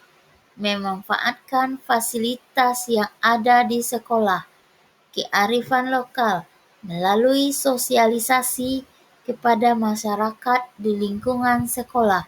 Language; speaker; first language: Indonesian; native; Indonesian